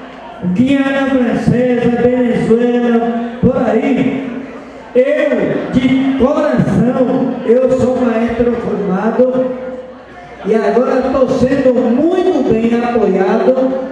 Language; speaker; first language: Portuguese; non-native, local second language; Spanish